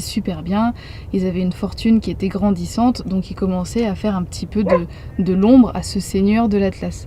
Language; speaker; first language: French; native; French